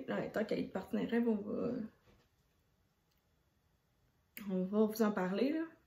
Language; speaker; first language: French; native; French